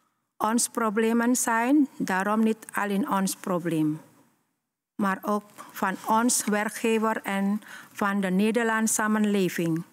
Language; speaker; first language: Dutch; non-native, learner; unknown